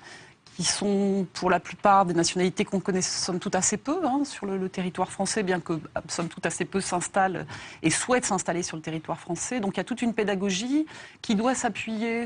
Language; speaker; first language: French; native; French